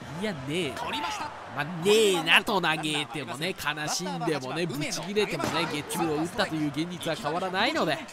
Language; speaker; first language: Japanese; native; Japanese